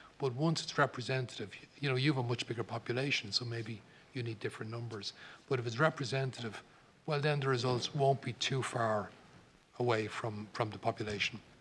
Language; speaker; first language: English; native; English